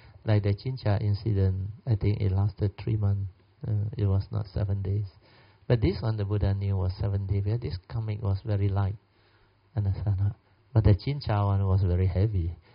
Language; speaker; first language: English; non-native, local second language; Min Nan Chinese